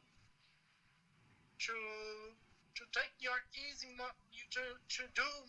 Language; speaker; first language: English; non-native, learner; Portuguese